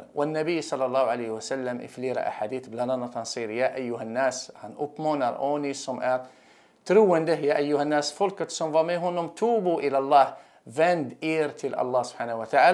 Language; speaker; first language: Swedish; non-native, fluent; Arabic